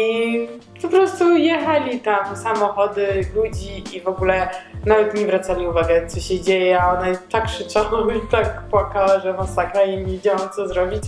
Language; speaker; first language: Polish; non-native, learner; Georgian